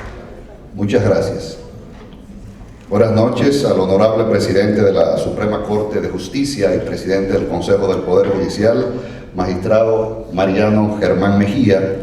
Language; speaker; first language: Spanish; native; Spanish